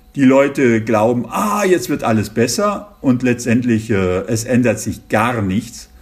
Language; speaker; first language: German; native; German